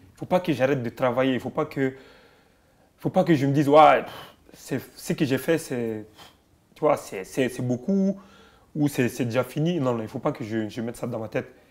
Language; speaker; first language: French; non-native, local second language; Bambara